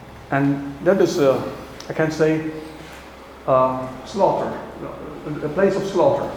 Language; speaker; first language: English; non-native, fluent; German